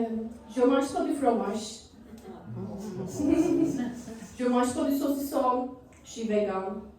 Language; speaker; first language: French; non-native, learner; Turkish